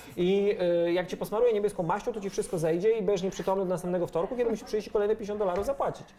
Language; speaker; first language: Polish; native; Polish